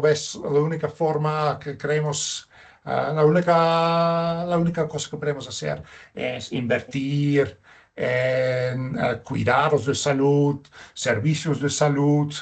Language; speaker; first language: Spanish; non-native, fluent; Dutch